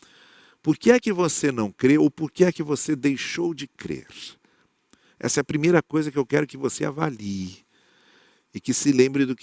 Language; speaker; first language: Portuguese; native; Portuguese